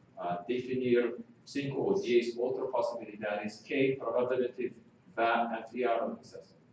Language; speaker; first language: Spanish; non-native, fluent; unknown